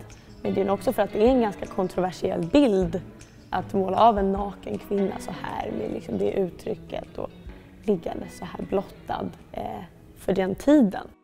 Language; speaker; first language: Swedish; native; Swedish